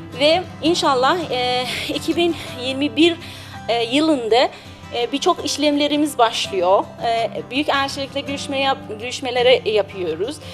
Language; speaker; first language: Turkish; non-native, learner; Persian